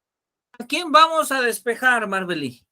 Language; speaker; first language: Spanish; native; Spanish